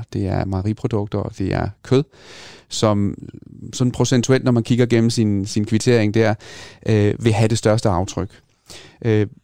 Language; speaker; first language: Danish; native; Danish